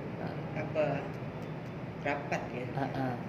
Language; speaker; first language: Indonesian; non-native, learner; Malay